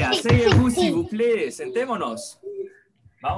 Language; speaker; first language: French; non-native, fluent; Spanish